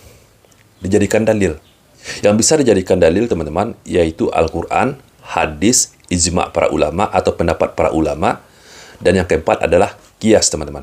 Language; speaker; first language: Indonesian; native; Indonesian